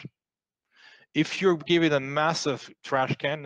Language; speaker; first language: English; non-native, fluent; French